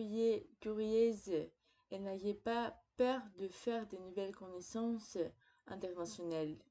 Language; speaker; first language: French; non-native, fluent; Greek